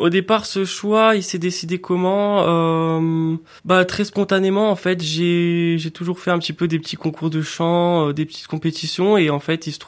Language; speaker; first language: French; native; French